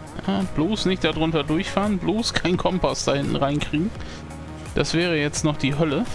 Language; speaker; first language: German; native; German